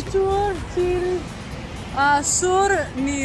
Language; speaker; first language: Norwegian; non-native, learner; English